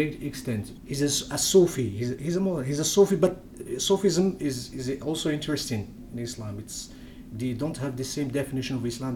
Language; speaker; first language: English; non-native, fluent; Berber languages